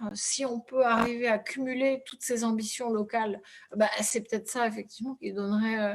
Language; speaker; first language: French; native; French